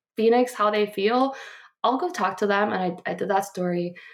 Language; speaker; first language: English; early bilingual, other home language; Korean